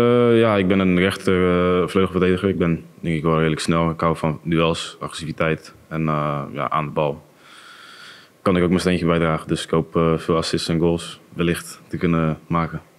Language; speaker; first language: Dutch; native; Dutch